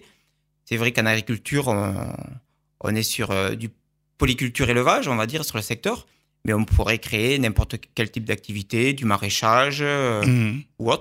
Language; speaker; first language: French; native; French